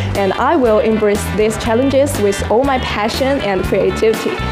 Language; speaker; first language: English; non-native, fluent; Chinese